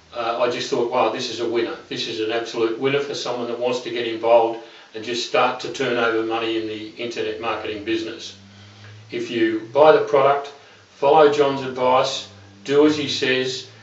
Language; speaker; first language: English; native; English